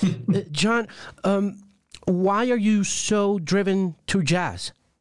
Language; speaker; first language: English; non-native, fluent; Spanish